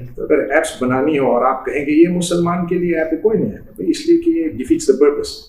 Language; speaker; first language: Urdu; non-native, fluent; English